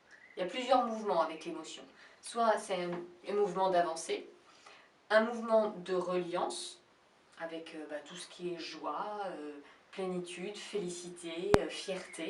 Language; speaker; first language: French; native; French